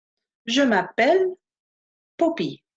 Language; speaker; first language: French; non-native, fluent; English